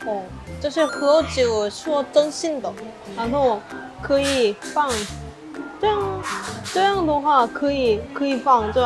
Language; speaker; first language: Chinese; non-native, fluent; Korean